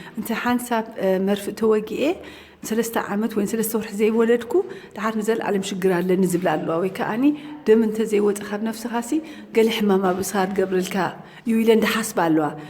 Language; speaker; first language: Tigrinya; native; Tigrinya